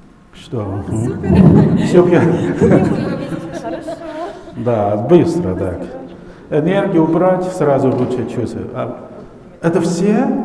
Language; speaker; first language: Russian; non-native, learner; Chinese